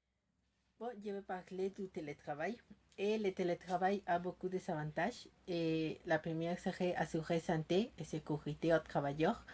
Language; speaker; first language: French; non-native, learner; Spanish